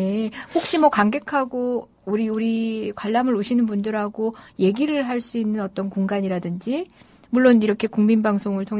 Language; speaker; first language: Korean; native; Korean